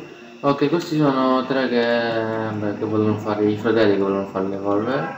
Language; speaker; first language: Italian; native; Italian